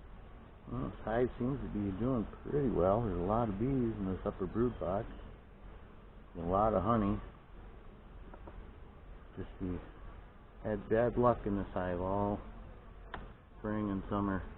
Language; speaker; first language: English; native; English